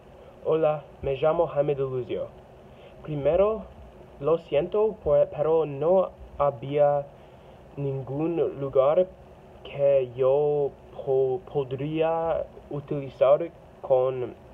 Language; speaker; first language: Spanish; non-native, learner; English